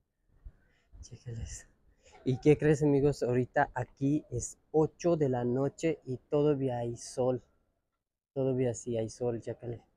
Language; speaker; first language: Spanish; non-native, learner; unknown